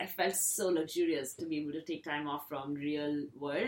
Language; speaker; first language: English; non-native, local second language; Hindi